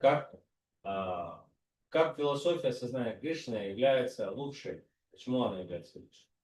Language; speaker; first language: Russian; native; Russian